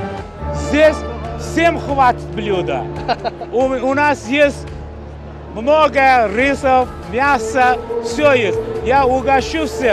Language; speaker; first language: Russian; non-native, learner; Uzbek